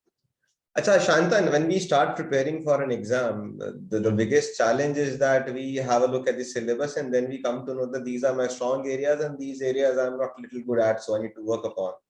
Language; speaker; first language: English; non-native, local second language; Hindi